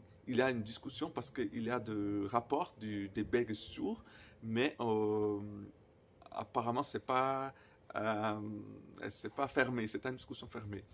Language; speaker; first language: French; non-native, fluent; Portuguese